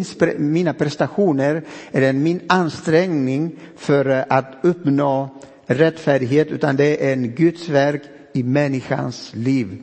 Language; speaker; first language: Swedish; non-native, fluent; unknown